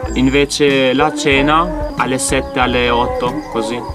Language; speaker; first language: Italian; non-native, fluent; Albanian